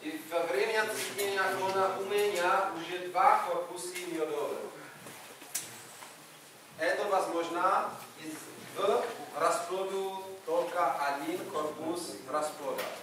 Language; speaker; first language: Russian; non-native, learner; Czech